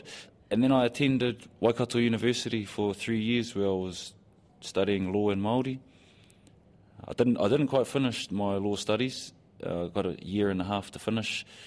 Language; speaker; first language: English; native; English